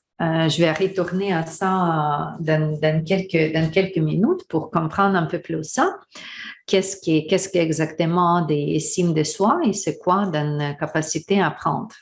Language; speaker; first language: French; non-native, learner; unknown